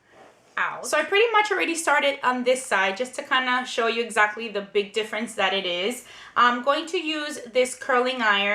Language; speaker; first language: English; native; English